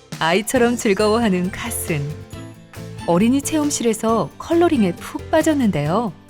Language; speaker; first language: Korean; native; Korean